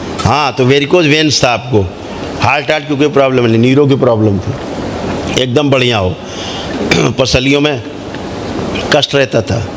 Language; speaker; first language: Hindi; native; Hindi